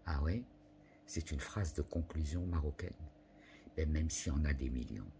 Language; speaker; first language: French; non-native, local second language; Arabic